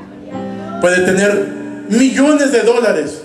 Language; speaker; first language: Spanish; native; Spanish